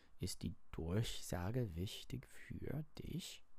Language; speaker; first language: German; non-native, learner; English